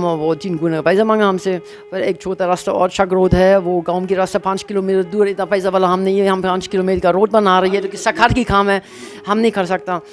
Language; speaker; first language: Hindi; non-native, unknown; German